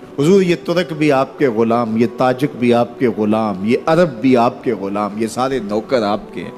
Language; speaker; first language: Urdu; non-native, local second language; Punjabi